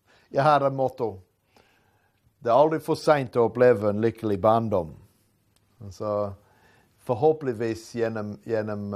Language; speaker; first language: Norwegian; non-native, fluent; English